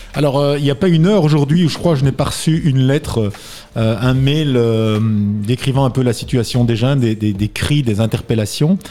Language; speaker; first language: French; native; French